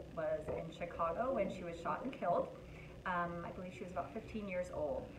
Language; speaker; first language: English; native; English